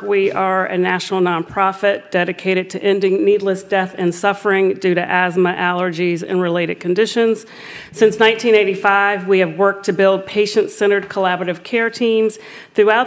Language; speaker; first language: English; native; English